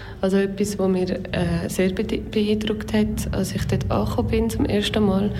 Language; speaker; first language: German; non-native, local second language; French